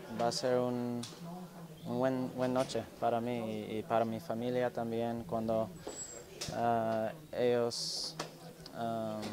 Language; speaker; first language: Spanish; non-native, learner; English